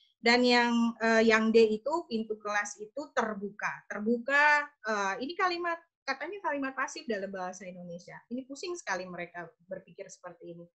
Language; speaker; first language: Indonesian; native; Indonesian